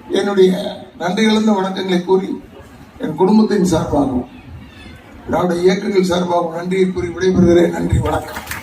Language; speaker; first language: Tamil; native; Tamil